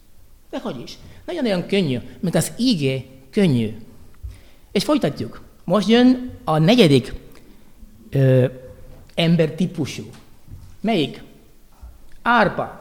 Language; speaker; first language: Hungarian; non-native, learner; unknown